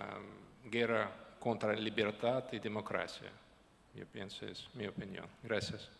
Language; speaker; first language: Spanish; non-native, learner; Ukrainian